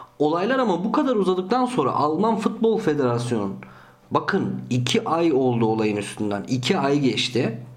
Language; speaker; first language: Turkish; early bilingual, heritage; Turkish